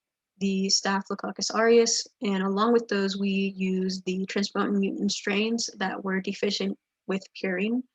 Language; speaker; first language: English; native; English